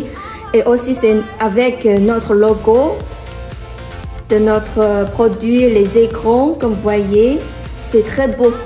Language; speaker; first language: French; non-native, learner; Chinese